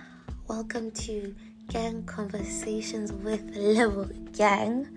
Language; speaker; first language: English; non-native, local second language; Tswana